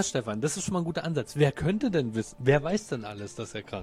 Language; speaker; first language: German; native; German